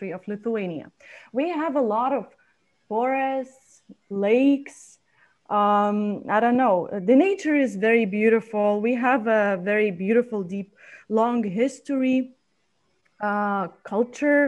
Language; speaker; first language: English; non-native, fluent; Lithuanian